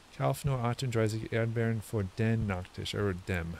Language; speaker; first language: German; non-native, learner; English